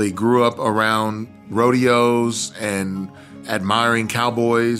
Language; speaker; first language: English; native; English